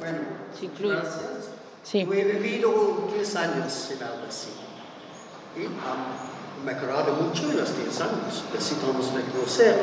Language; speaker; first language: Spanish; non-native, fluent; English